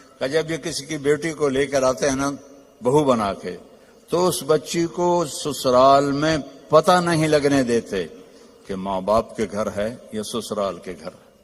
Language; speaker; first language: Urdu; non-native, local second language; Punjabi